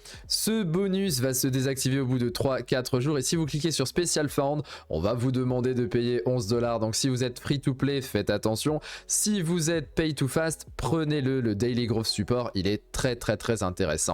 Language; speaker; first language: French; native; French